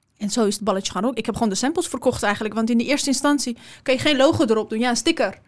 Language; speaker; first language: Dutch; early bilingual, other home language; Persian